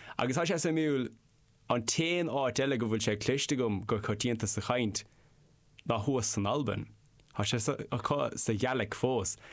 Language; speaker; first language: Irish; non-native, local second language; English